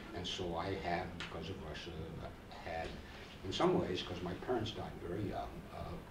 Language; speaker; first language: English; native; English